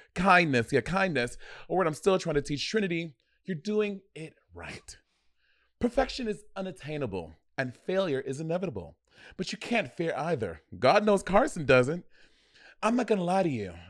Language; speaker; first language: English; native; English